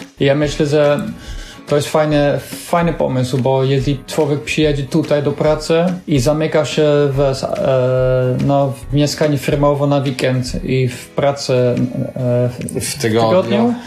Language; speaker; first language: Polish; non-native, learner; Dutch